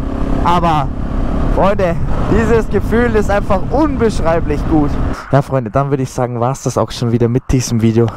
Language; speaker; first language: German; native; German